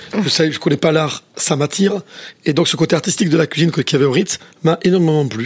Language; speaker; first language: French; native; French